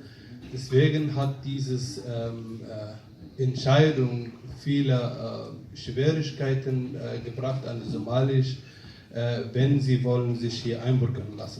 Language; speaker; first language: German; non-native, fluent; Somali